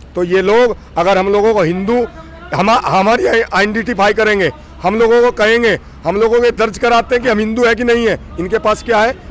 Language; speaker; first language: Hindi; native; Hindi